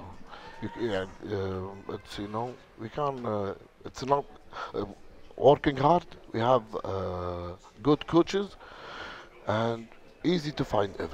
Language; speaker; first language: English; non-native, learner; Arabic